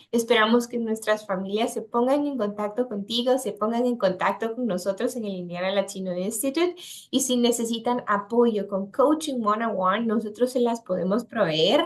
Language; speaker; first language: Spanish; native; Spanish